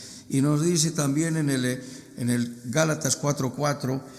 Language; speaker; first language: Spanish; native; Spanish